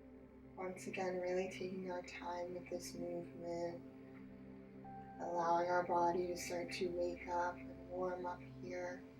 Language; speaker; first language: English; native; English